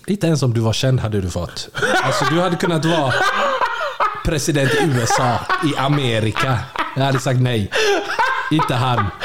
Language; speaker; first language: Swedish; early bilingual, other home language; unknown